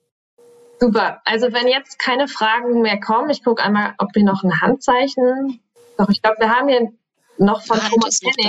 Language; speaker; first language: German; native; German